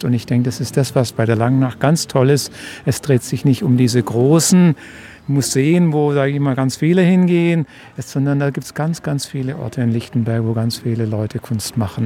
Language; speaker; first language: German; native; German